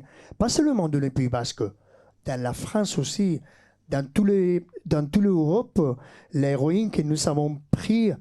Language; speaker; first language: French; non-native, fluent; Basque